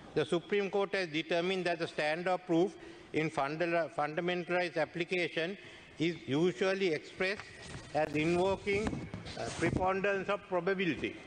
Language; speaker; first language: English; non-native, local second language; Sinhala